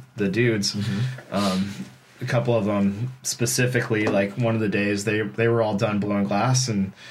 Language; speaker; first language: English; native; English